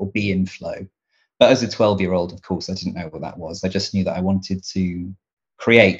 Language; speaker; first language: English; native; English